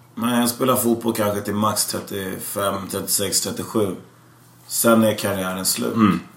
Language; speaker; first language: Swedish; early bilingual, other home language; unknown